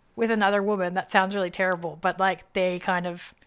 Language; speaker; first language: English; native; English